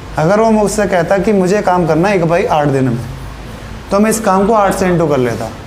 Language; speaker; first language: Hindi; native; Hindi